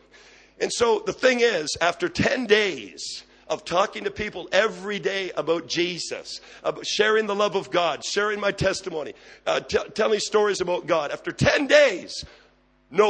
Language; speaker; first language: English; native; English